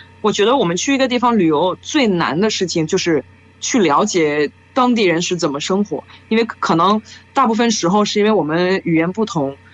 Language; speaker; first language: Chinese; non-native, fluent; French